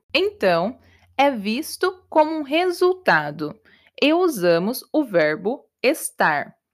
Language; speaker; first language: Portuguese; native; Portuguese